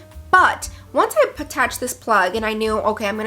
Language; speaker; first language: English; native; English